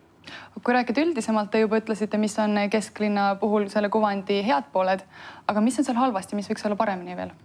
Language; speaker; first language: Estonian; native; Estonian